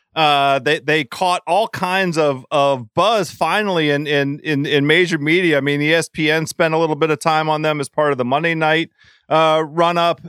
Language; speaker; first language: English; native; English